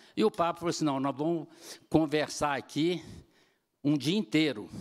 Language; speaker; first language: Portuguese; native; Portuguese